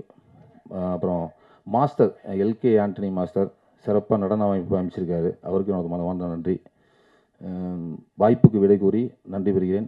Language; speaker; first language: Tamil; native; Tamil